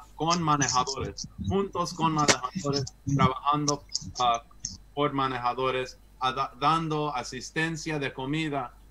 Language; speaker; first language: Spanish; non-native, fluent; English